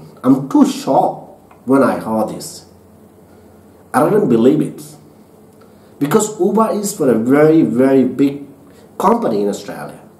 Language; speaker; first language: English; non-native, learner; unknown